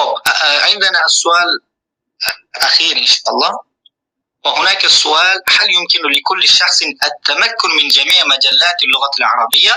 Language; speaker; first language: Arabic; non-native, fluent; Uzbek